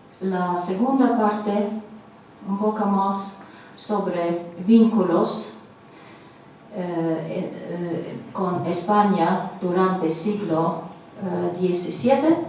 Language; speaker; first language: Spanish; non-native, fluent; Latvian